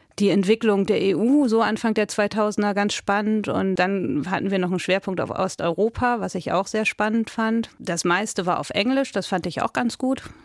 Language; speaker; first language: German; native; German